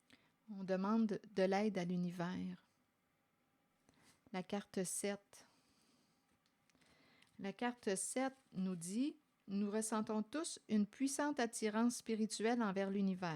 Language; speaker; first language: French; native; French